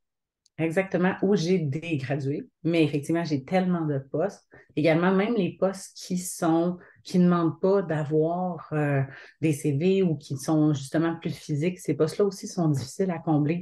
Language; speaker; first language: French; native; French